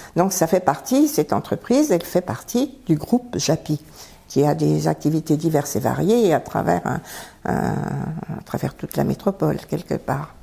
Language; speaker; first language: French; native; French